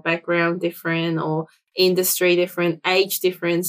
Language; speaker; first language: English; non-native, local second language; Cantonese